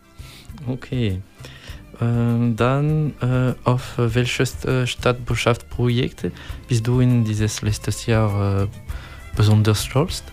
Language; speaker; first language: German; non-native, learner; English